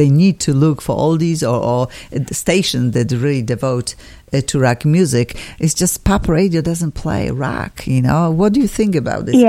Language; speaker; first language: English; non-native, fluent; Polish